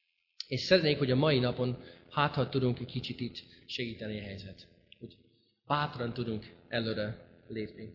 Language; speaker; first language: Hungarian; non-native, fluent; English